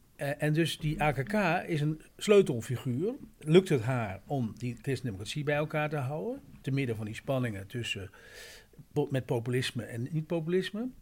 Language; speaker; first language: Dutch; native; Dutch